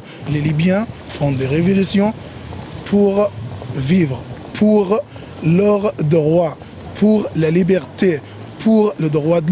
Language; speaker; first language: French; non-native, learner; Arabic